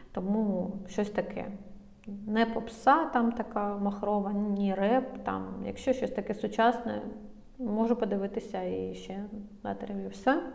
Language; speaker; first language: Ukrainian; non-native, local second language; Russian